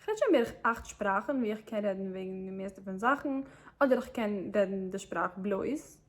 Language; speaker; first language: German; non-native, learner; English